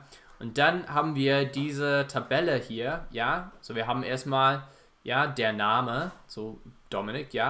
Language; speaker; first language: German; non-native, fluent; English